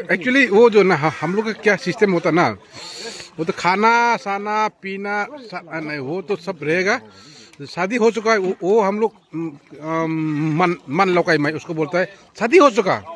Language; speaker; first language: Hindi; non-native, local second language; Rongmei Naga